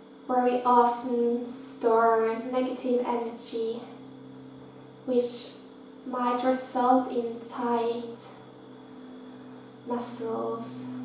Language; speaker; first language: English; non-native, fluent; Norwegian